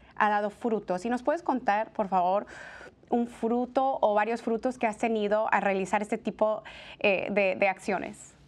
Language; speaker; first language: Spanish; native; Spanish